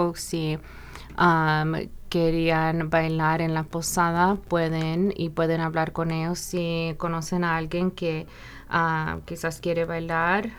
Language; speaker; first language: Spanish; early bilingual, other home language; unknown